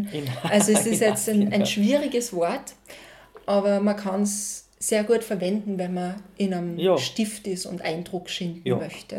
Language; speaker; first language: German; native; German